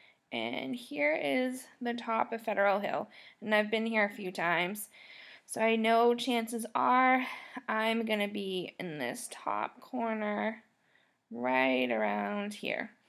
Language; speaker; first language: English; native; English